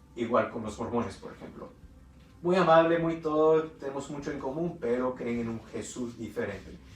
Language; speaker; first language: Spanish; early bilingual, heritage; Spanish